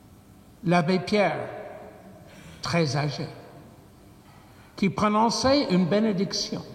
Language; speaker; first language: French; non-native, fluent; English